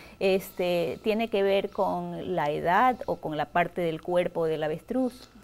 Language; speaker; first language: Spanish; native; Spanish